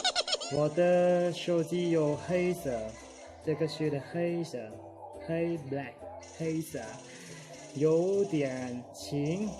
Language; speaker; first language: Chinese; non-native, learner; Lao